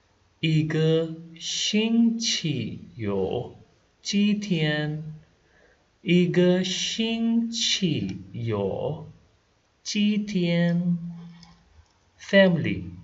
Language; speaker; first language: Chinese; non-native, fluent; Hindi